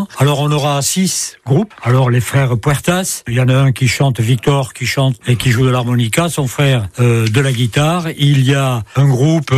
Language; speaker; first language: French; native; French